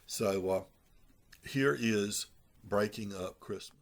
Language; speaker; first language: English; native; English